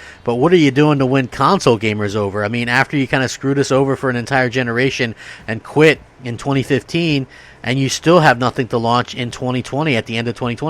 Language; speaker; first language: English; native; English